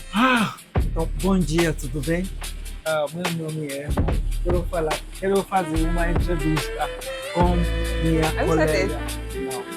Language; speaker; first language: Portuguese; non-native, learner; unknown